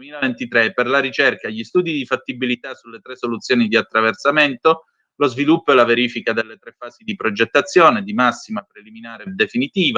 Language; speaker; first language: Italian; native; Italian